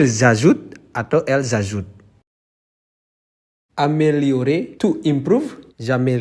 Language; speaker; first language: French; non-native, fluent; Indonesian